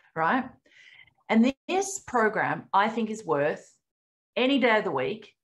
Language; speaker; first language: English; native; English